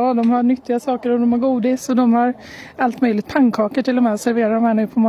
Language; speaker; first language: Swedish; native; Swedish